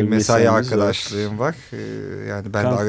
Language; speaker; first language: Turkish; native; Turkish